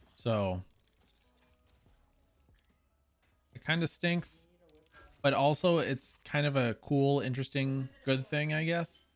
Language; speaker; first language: English; native; English